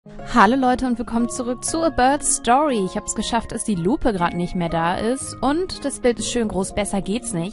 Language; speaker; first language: German; native; German